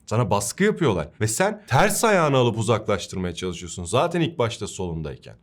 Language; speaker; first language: Turkish; native; Turkish